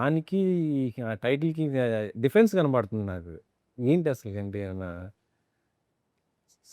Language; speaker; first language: Telugu; native; Telugu